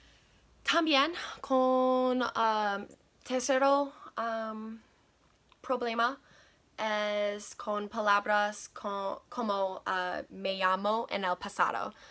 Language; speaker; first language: Spanish; non-native, learner; English